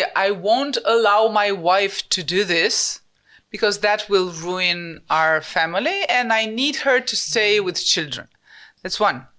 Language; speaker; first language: English; non-native, fluent; Romanian